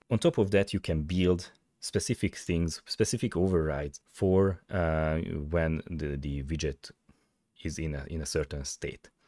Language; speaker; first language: English; non-native, fluent; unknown